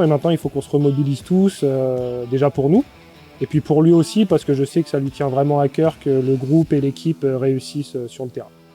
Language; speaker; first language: French; native; French